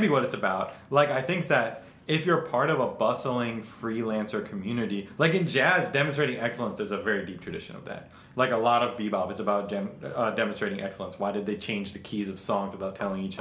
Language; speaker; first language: English; native; English